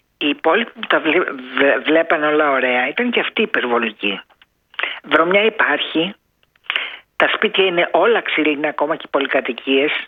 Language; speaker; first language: Greek; early bilingual, heritage; Greek